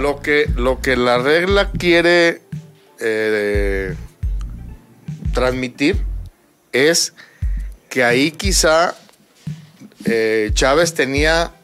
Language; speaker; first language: Spanish; native; Spanish